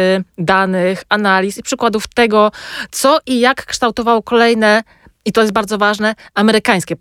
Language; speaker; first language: Polish; native; Polish